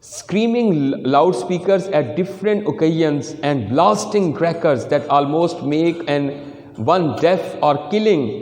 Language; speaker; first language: English; non-native, local second language; Urdu